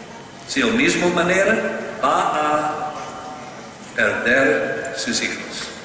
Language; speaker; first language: Spanish; non-native, learner; English